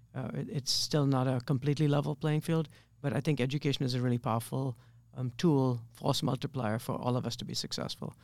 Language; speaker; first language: English; native; English